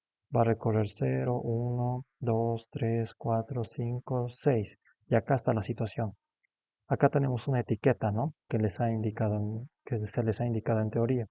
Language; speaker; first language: Spanish; native; Spanish